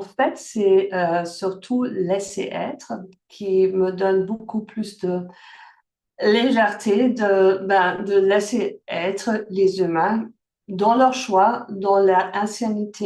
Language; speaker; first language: French; early bilingual, heritage; French